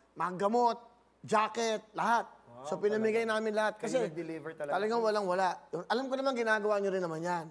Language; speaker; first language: Filipino; native; Filipino